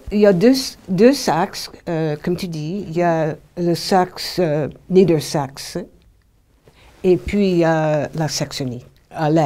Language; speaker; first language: French; non-native, fluent; English